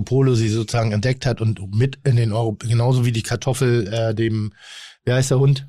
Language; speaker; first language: German; native; German